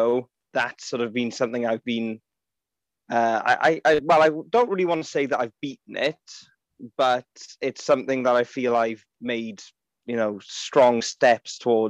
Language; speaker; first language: English; native; English